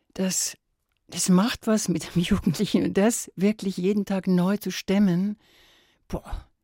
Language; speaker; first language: German; native; German